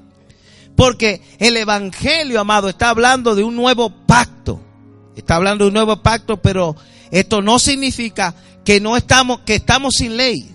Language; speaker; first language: Spanish; native; Spanish